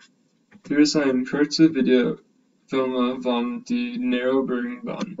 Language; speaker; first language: German; non-native, learner; English